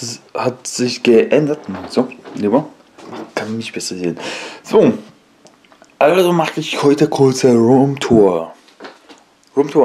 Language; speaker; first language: German; non-native, learner; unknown